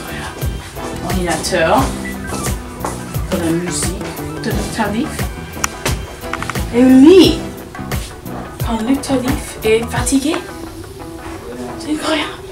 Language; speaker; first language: French; non-native, learner; English